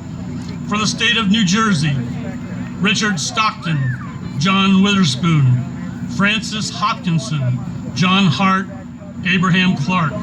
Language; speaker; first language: English; native; English